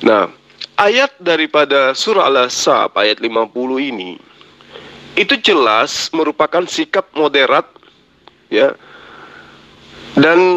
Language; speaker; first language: Indonesian; native; Indonesian